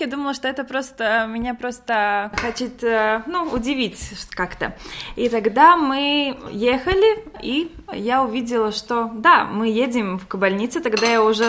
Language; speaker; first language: Russian; non-native, local second language; Latvian